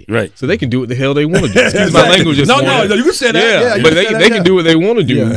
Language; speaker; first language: English; native; English